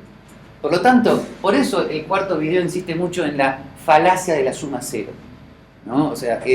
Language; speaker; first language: Spanish; native; Spanish